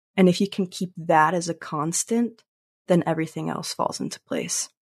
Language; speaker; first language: English; early bilingual, other home language; Spanish